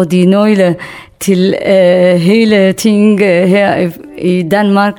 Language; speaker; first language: Danish; non-native, learner; Kurdish